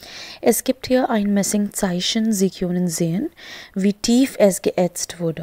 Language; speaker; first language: German; non-native, learner; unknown